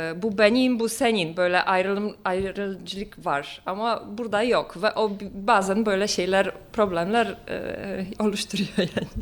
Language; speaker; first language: Turkish; non-native, fluent; Polish